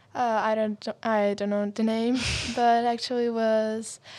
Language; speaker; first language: English; non-native, learner; Portuguese